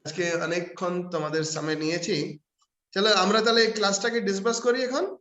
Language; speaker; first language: Bangla; non-native, local second language; Hindi